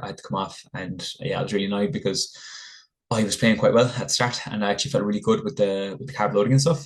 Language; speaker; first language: English; native; English